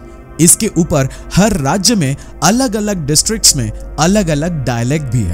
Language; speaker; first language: Hindi; non-native, local second language; Bangla